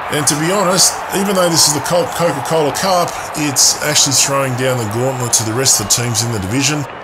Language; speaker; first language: English; native; English